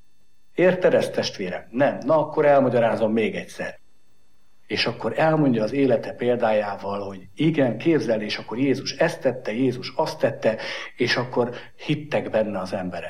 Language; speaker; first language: Hungarian; native; Hungarian